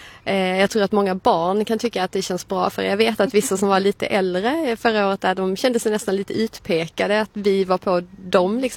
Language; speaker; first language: Swedish; native; Swedish